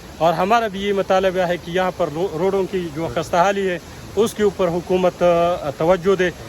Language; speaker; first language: Urdu; non-native, local second language; Pashto